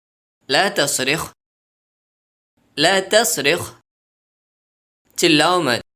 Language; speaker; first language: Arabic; non-native, fluent; Urdu